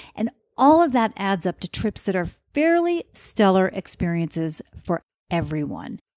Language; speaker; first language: English; native; English